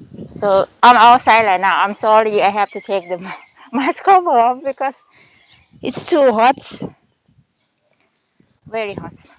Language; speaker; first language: English; non-native, learner; Thai